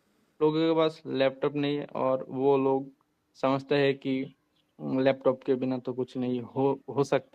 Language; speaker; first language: Hindi; non-native, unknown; Bangla